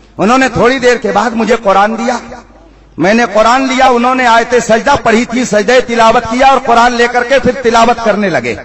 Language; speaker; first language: Urdu; native; Urdu